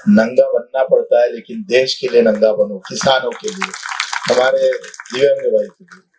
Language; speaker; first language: Hindi; non-native, local second language; Marathi